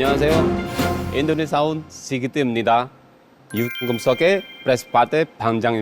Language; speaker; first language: Korean; non-native, learner; Javanese